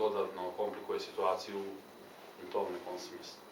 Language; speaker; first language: Serbian; native; Serbian